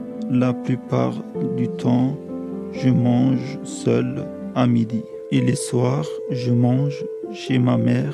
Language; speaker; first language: French; early bilingual, other home language; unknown